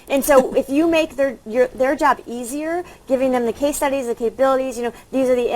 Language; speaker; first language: English; native; English